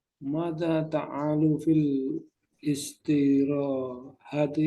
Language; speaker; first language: Arabic; non-native, learner; Indonesian